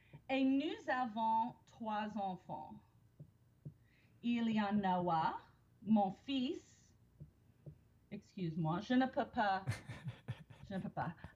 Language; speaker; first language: French; non-native, fluent; English